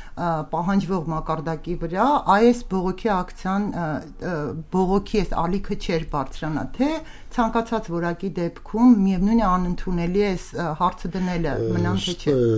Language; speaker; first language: Armenian; native; Armenian